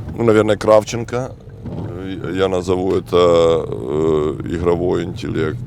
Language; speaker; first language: Russian; native; Russian